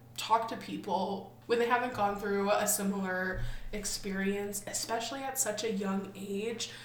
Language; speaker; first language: English; native; English